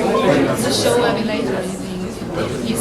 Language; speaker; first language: English; non-native, learner; Chinese